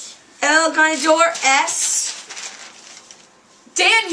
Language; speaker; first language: Spanish; non-native, learner; English